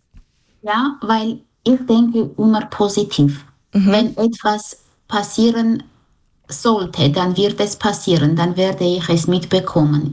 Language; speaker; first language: German; non-native, fluent; Armenian